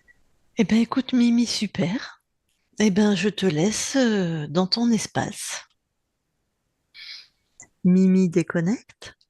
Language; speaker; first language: French; native; French